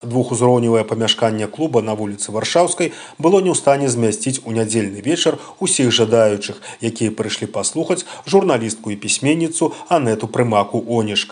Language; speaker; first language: Belarusian; native; Belarusian